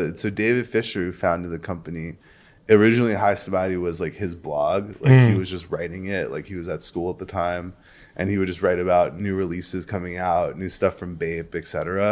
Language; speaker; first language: English; native; English